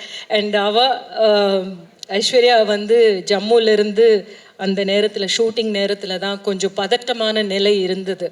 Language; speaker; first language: Tamil; native; Tamil